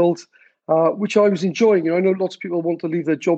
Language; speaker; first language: English; native; English